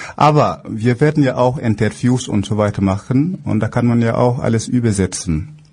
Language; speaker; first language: German; non-native, fluent; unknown